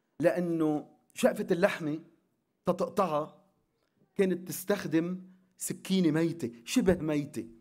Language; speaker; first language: Arabic; non-native, local second language; Armenian